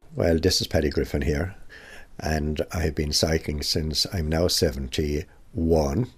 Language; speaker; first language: English; native; English